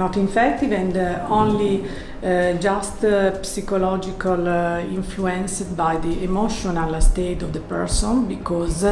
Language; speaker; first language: English; non-native, learner; Italian